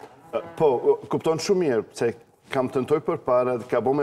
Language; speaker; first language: Albanian; non-native, learner; Arabic